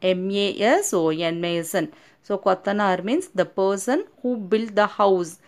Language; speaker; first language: English; non-native, local second language; Tamil